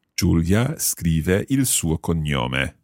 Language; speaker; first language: Italian; non-native, fluent; English